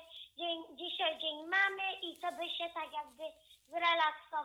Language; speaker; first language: Polish; early bilingual, heritage; Polish